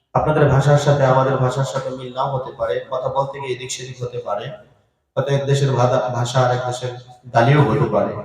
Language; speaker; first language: Bangla; non-native, local second language; Assamese